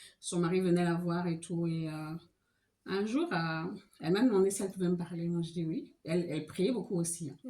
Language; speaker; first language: French; non-native, local second language; Lingala